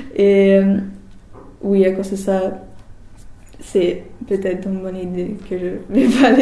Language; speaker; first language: French; non-native, learner; German